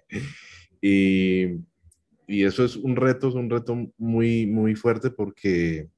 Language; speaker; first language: Spanish; native; Spanish